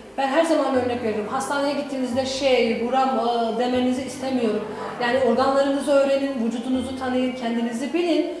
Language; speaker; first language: Turkish; native; Turkish